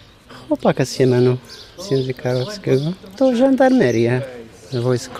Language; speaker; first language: Polish; non-native, fluent; Arabic